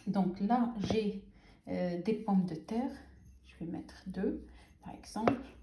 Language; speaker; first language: French; non-native, local second language; Arabic